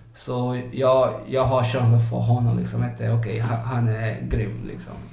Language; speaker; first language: Swedish; non-native, fluent; Portuguese